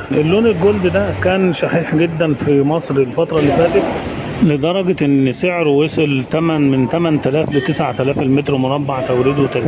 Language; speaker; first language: Arabic; native; Arabic